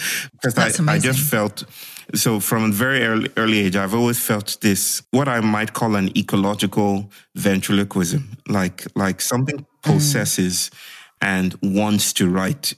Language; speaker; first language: English; non-native, local second language; Yoruba